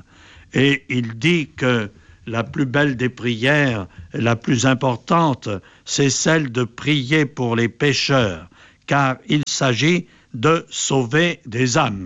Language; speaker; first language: French; native; French